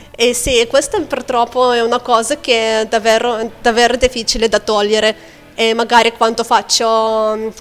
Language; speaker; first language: Italian; non-native, learner; Lithuanian